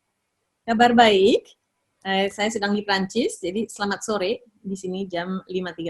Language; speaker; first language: Indonesian; early bilingual, heritage; Indonesian